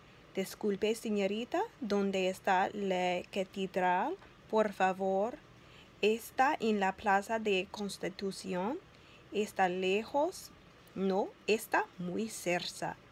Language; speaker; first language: Spanish; non-native, learner; English